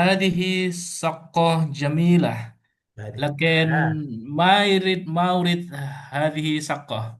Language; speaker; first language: Arabic; non-native, learner; Indonesian